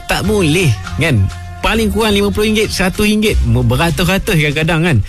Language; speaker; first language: Malay; native; Malay